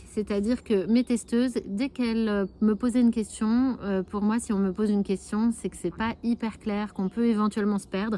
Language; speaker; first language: French; native; French